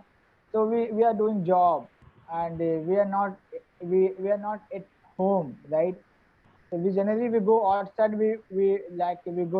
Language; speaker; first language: English; non-native, learner; Hindi